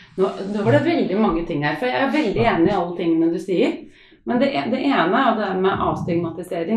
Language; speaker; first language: Norwegian; native; Norwegian